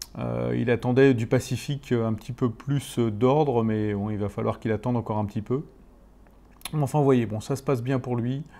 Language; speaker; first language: French; native; French